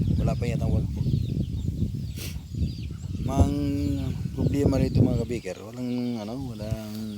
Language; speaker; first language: Filipino; non-native, local second language; Iloko